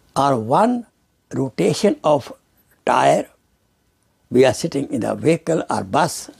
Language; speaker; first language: English; non-native, local second language; Urdu